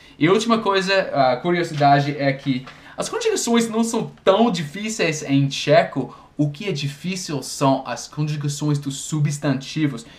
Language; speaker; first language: Portuguese; non-native, fluent; English